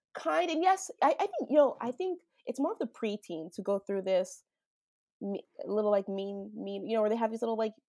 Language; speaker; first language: English; native; English